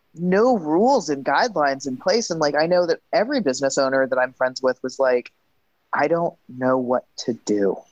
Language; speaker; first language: English; native; English